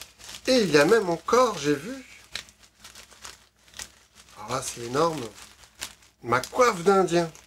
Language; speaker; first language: French; native; French